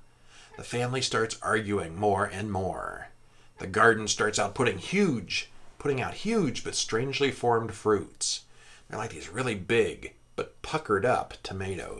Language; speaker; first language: English; native; English